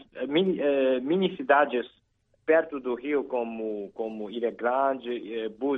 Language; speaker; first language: Portuguese; non-native, fluent; Chinese